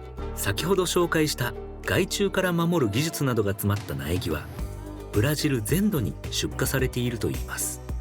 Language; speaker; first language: Japanese; native; Japanese